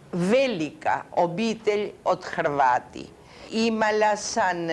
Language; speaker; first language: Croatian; early bilingual, heritage; Croatian